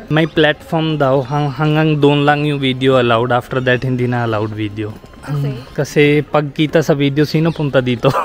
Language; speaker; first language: Filipino; non-native, learner; Hindi